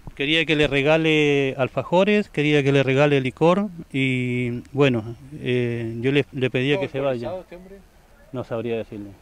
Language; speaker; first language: Spanish; native; Spanish